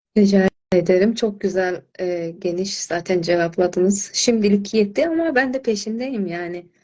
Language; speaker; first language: Turkish; non-native, fluent; Azerbaijani